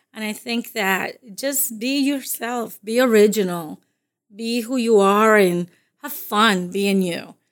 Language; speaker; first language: English; non-native, fluent; Spanish